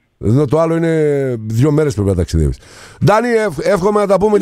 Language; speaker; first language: Greek; native; Greek